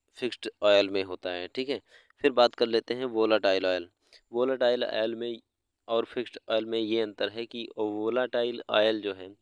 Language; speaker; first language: Hindi; native; Hindi